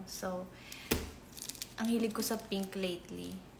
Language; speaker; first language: Filipino; native; Filipino